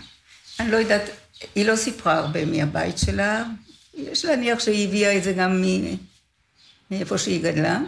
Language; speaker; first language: Hebrew; native; Hebrew